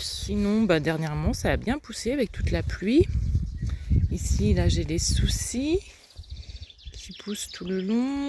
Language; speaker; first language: French; native; French